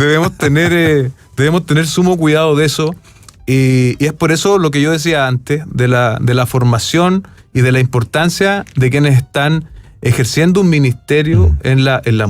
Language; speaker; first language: Spanish; native; Spanish